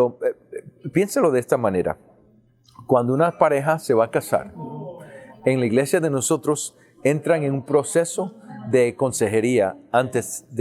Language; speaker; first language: Spanish; early bilingual, heritage; English